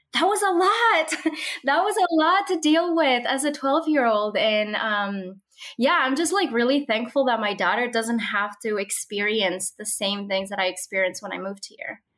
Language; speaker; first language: English; early bilingual, other home language; Spanish